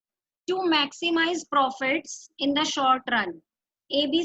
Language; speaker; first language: English; non-native, local second language; Hindi